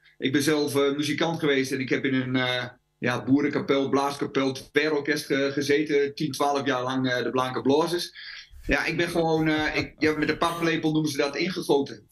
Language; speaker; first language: Dutch; native; Dutch